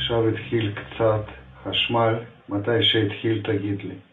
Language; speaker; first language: Hebrew; non-native, fluent; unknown